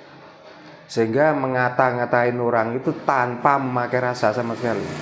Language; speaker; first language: Indonesian; native; Indonesian